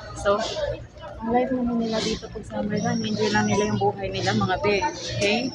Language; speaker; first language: Filipino; native; Filipino